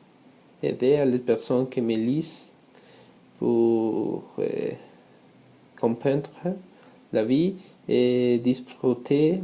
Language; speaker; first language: French; non-native, learner; Spanish